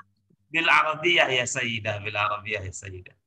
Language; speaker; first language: Arabic; non-native, fluent; Indonesian